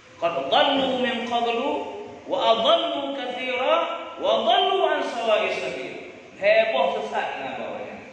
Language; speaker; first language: Malay; non-native, local second language; Achinese